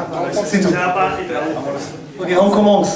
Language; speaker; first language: French; non-native, learner; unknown